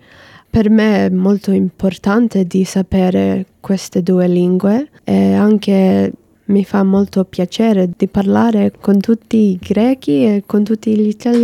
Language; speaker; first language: Italian; non-native, learner; English